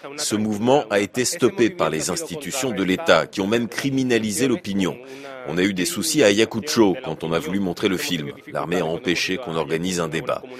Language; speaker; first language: French; non-native, fluent; Spanish